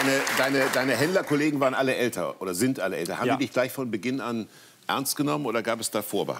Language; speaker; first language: German; native; German